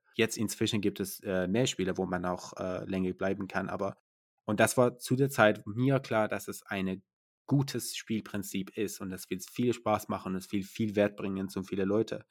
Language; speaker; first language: German; non-native, fluent; Persian